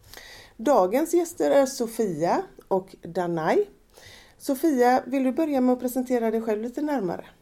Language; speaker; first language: Swedish; native; Swedish